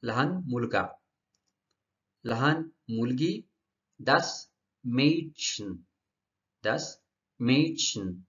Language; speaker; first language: German; non-native, learner; Marathi